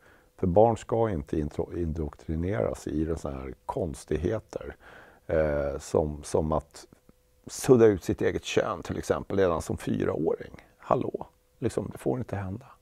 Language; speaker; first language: Swedish; native; Swedish